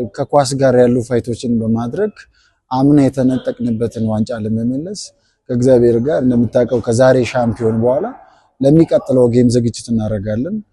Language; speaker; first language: Amharic; non-native, local second language; Sidamo